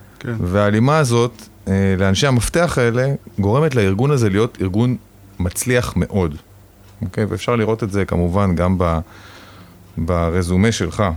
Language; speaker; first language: Hebrew; native; Hebrew